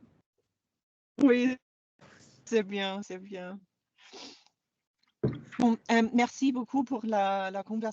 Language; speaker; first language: French; non-native, fluent; German